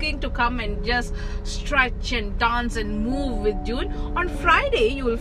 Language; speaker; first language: English; non-native, local second language; Tamil